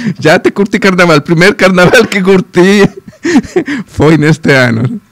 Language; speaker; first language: Portuguese; non-native, fluent; Spanish